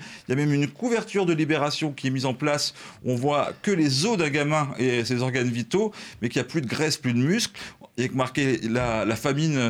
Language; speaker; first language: French; native; French